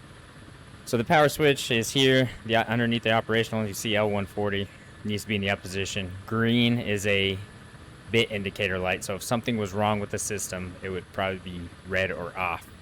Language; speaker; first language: English; native; English